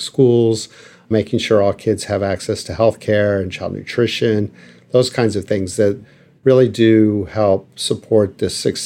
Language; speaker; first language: English; native; English